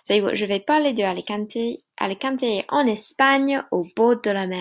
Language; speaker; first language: French; non-native, fluent; English